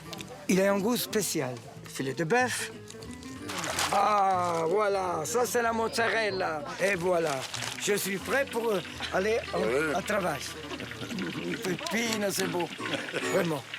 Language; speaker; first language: French; non-native, learner; Italian